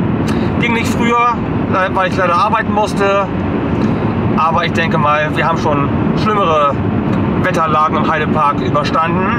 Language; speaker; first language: German; native; German